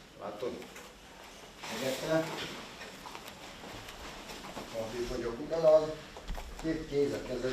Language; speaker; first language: Hungarian; non-native, learner; Portuguese